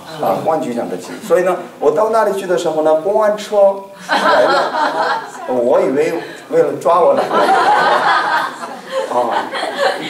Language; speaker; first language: Chinese; non-native, fluent; Korean